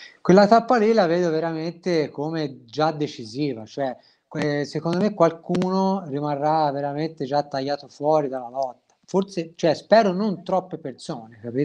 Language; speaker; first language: Italian; native; Italian